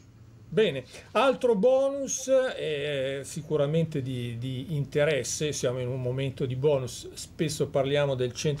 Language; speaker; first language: Italian; native; Italian